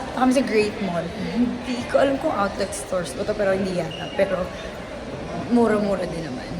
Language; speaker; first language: Filipino; native; Filipino